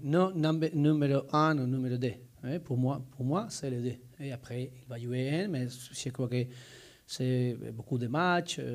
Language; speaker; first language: French; non-native, learner; Spanish